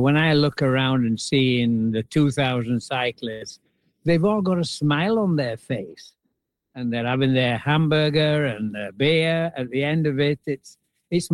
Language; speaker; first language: English; native; English